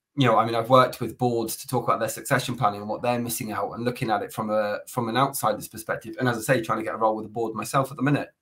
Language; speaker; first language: English; native; English